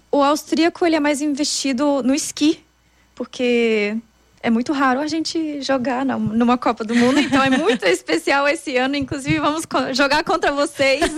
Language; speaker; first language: Portuguese; non-native, fluent; German